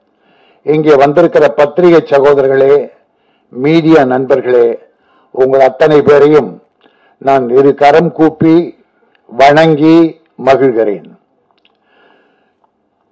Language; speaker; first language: Tamil; native; Tamil